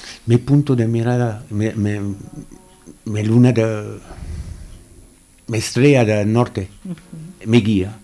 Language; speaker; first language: Spanish; non-native, fluent; Arabic